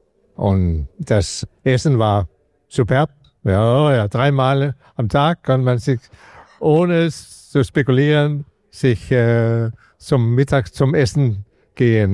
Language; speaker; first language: German; non-native, learner; Danish